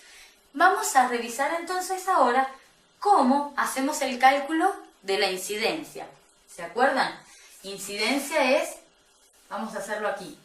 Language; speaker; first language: Spanish; native; Spanish